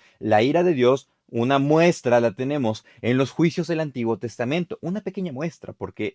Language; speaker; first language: Spanish; native; Spanish